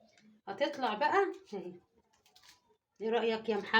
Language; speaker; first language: Arabic; native; Arabic